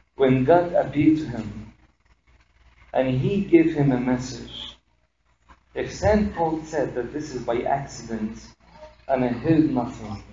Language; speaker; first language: English; non-native, fluent; Arabic